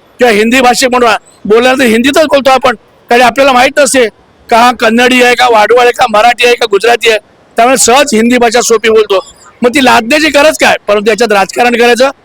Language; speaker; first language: Marathi; native; Marathi